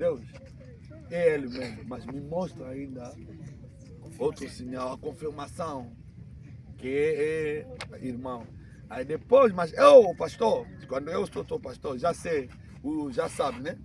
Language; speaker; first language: Portuguese; non-native, learner; Lingala